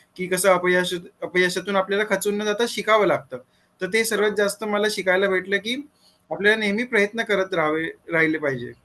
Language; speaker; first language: Marathi; native; Marathi